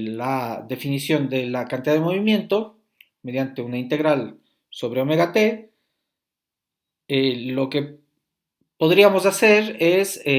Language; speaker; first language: Spanish; native; Spanish